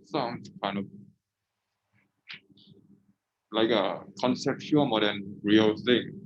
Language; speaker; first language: English; non-native, fluent; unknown